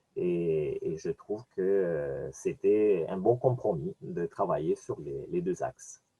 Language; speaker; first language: French; non-native, fluent; Spanish